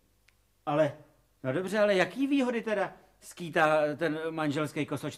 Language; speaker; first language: Czech; native; Czech